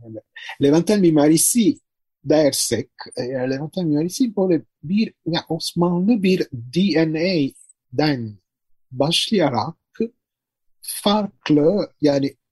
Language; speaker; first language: Turkish; non-native, fluent; Italian